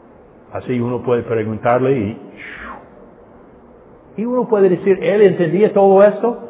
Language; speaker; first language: Spanish; non-native, fluent; English